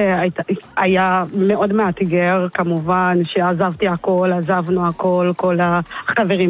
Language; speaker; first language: Hebrew; non-native, fluent; English